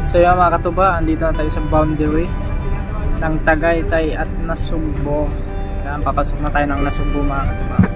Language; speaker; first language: Filipino; non-native, local second language; Cebuano